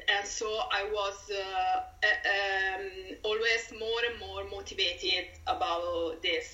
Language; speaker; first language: English; non-native, fluent; Italian